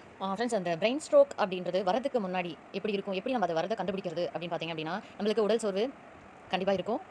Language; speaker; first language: Tamil; native; Tamil